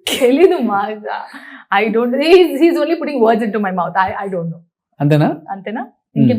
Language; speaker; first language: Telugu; non-native, local second language; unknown